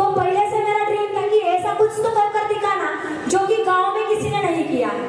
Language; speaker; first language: Hindi; non-native, local second language; Marathi